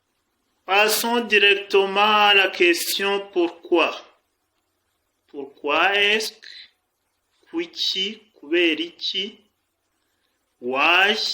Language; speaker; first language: French; non-native, fluent; Kinyarwanda